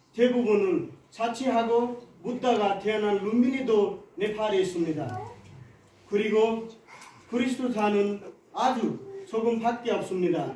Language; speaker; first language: Korean; non-native, learner; Nepali